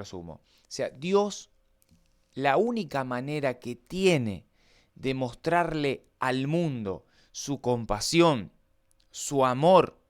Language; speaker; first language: Spanish; native; Spanish